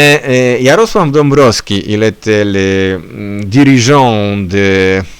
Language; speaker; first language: French; non-native, learner; Polish